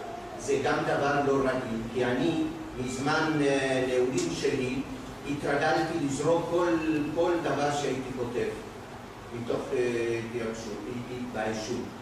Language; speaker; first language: Hebrew; non-native, fluent; Spanish